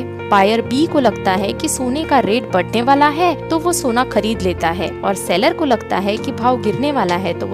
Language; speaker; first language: Hindi; native; Hindi